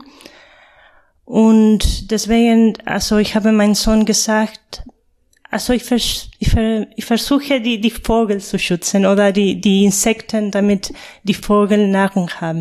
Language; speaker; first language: German; non-native, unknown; Spanish